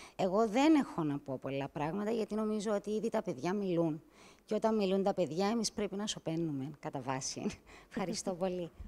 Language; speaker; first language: Greek; native; Greek